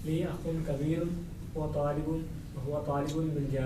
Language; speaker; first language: Arabic; non-native, learner; Urdu